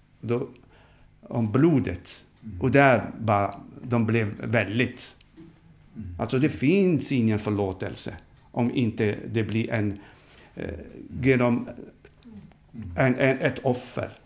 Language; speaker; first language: Swedish; non-native, fluent; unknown